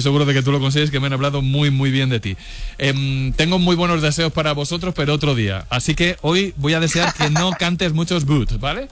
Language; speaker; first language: Spanish; native; Spanish